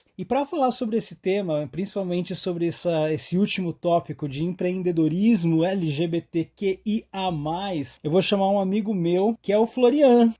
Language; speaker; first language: Portuguese; native; Portuguese